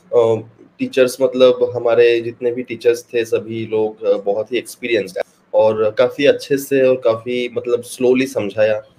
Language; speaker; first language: Hindi; non-native, local second language; Bangla